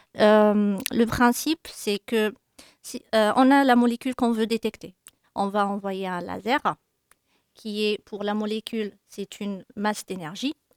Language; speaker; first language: French; non-native, local second language; Arabic